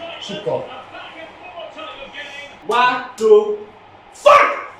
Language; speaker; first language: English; non-native, learner; Polish